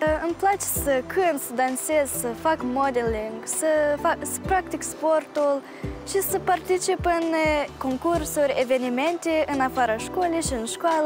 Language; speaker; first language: Romanian; early bilingual, heritage; Romanian